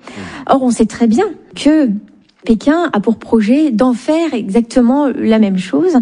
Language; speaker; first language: French; native; French